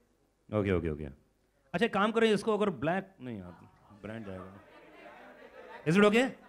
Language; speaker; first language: Hindi; native; Hindi